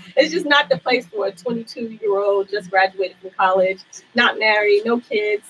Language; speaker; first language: English; native; English